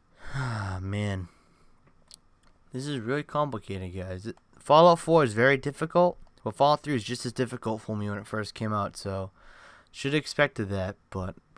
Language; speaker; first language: English; native; English